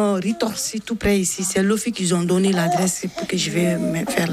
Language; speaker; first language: French; non-native, learner; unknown